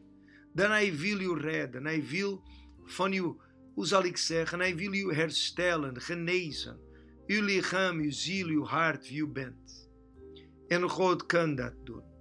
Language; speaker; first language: Dutch; non-native, fluent; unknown